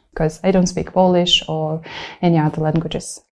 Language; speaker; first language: English; non-native, fluent; Ukrainian